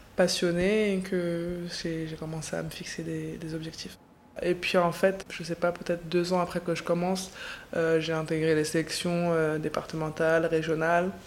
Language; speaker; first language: French; native; French